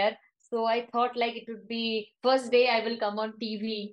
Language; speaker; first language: English; non-native, local second language; Odia